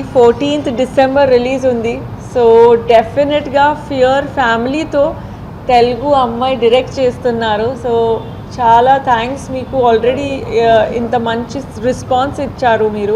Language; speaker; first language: Telugu; non-native, fluent; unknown